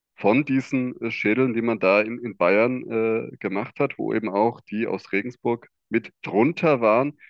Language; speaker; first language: German; native; German